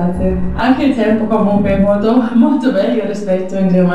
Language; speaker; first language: Italian; non-native, fluent; German